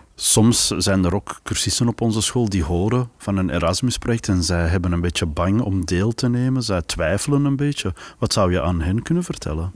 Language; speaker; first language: Dutch; native; Dutch